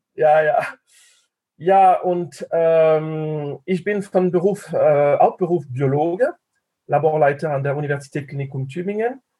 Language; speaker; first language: German; non-native, fluent; French